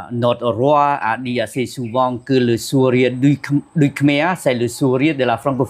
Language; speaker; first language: French; non-native, fluent; Khmer